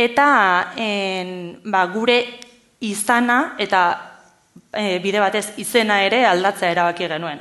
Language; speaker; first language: Basque; native; Basque